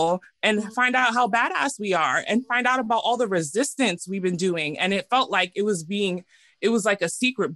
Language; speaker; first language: English; native; English